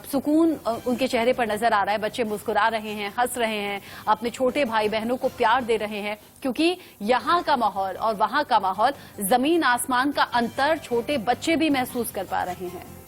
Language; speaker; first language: Hindi; native; Hindi